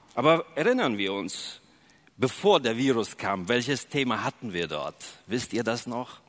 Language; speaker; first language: German; early bilingual, other home language; Russian